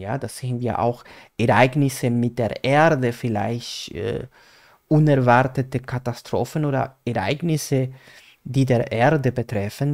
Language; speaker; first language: German; non-native, fluent; Spanish